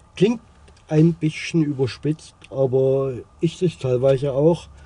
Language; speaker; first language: German; native; German